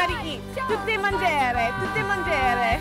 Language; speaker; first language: Italian; non-native, learner; English